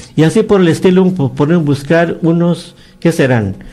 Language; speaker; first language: Spanish; non-native, local second language; Yucateco